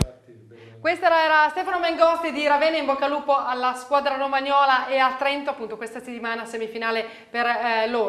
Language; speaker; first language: Italian; native; Italian